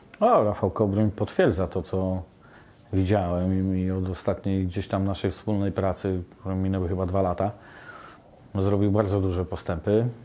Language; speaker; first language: Polish; native; Polish